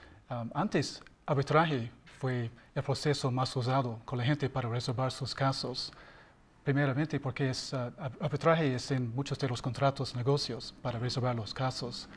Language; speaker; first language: Spanish; non-native, learner; English